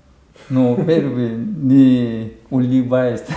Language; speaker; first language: Russian; non-native, learner; Korean